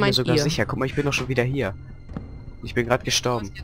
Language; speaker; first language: German; native; German